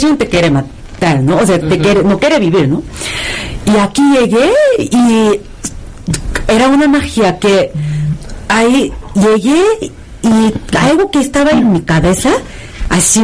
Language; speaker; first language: Spanish; non-native, fluent; Korean